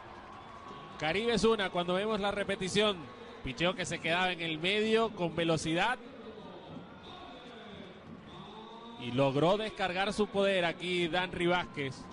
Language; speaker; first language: Spanish; native; Spanish